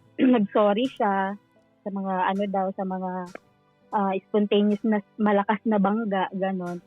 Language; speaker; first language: Filipino; native; Filipino